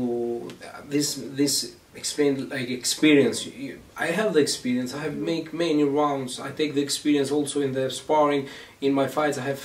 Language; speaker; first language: English; non-native, learner; Greek